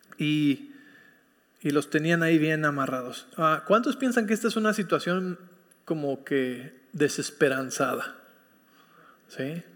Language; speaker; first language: Spanish; early bilingual, heritage; Spanish